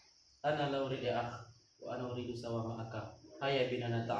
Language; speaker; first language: Arabic; non-native, learner; Indonesian